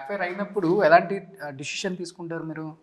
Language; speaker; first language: Telugu; native; Telugu